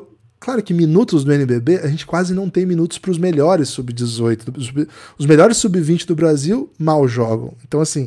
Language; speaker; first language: Portuguese; native; Portuguese